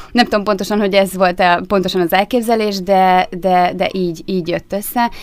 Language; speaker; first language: Hungarian; native; Hungarian